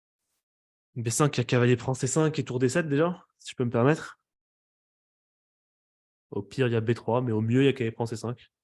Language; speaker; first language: French; native; French